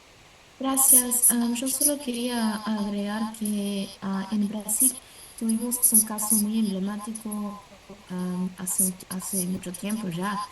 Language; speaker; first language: Spanish; non-native, fluent; Portuguese